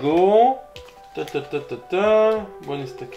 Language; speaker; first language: Hebrew; native; Hebrew